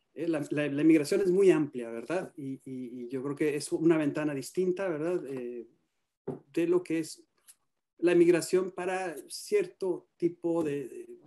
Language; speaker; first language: Spanish; native; Spanish